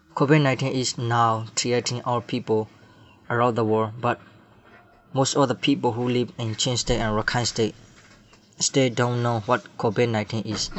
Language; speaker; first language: English; non-native, learner; Burmese